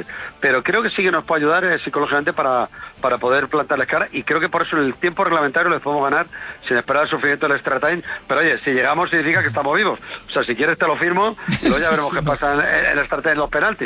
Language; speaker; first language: Spanish; native; Spanish